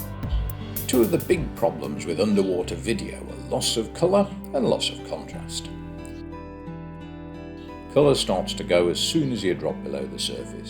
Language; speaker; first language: English; native; English